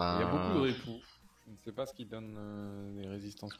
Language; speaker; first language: French; native; French